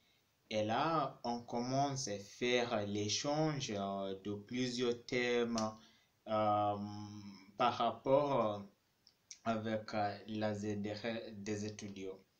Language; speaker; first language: French; non-native, fluent; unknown